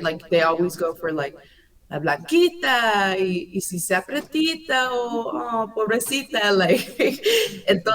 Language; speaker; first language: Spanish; early bilingual, heritage; English